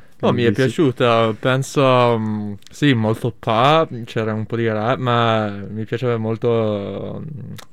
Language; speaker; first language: Italian; early bilingual, heritage; English